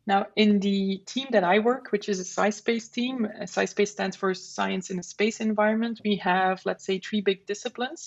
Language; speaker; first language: English; non-native, fluent; Dutch